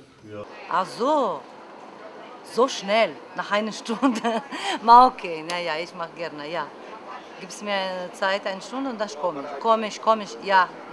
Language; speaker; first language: German; non-native, learner; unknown